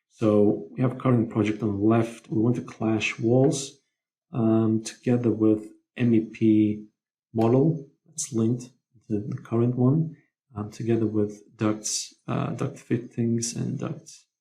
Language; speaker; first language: English; non-native, fluent; Lithuanian